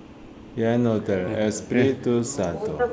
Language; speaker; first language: Spanish; non-native, learner; Korean